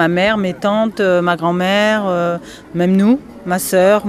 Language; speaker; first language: French; early bilingual, other home language; Spanish